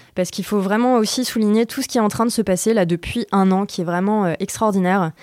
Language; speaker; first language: French; native; French